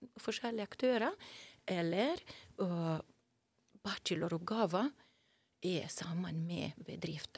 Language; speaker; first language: Norwegian; non-native, fluent; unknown